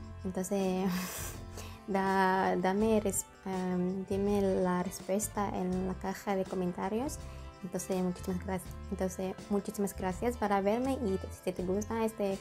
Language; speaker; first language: Spanish; non-native, learner; Indonesian